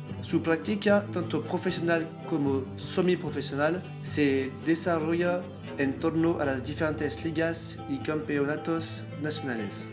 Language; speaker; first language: Spanish; non-native, learner; French